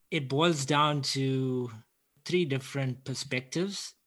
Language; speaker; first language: English; native; English